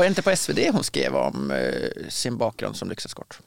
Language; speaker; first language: Swedish; native; Swedish